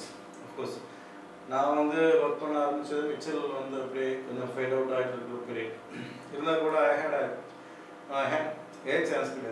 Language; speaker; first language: Tamil; non-native, local second language; Malayalam